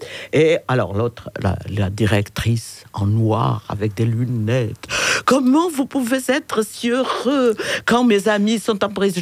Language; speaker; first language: French; non-native, fluent; Portuguese